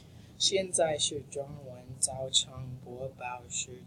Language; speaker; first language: Chinese; non-native, learner; English